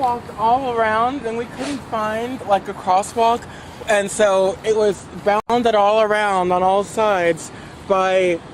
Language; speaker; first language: English; native; English